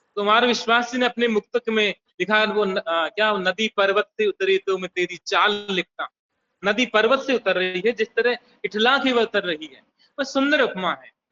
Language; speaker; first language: Hindi; native; Hindi